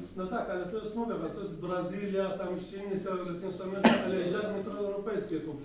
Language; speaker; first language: Polish; non-native, fluent; Arabic